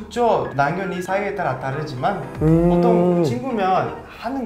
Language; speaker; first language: Korean; non-native, fluent; Portuguese